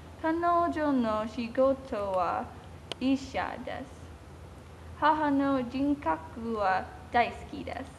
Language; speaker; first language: Japanese; non-native, learner; English